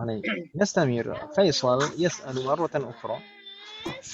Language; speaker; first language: Arabic; non-native, fluent; Indonesian